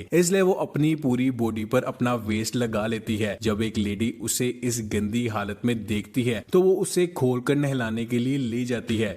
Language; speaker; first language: Hindi; native; Hindi